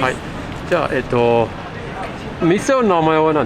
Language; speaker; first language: Japanese; non-native, learner; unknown